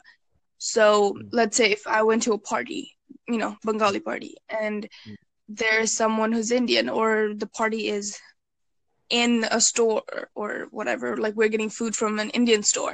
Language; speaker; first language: English; early bilingual, other home language; Bangla